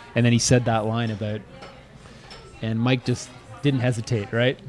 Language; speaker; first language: English; native; English